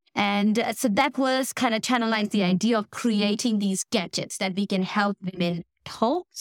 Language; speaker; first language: English; non-native, local second language; Gujarati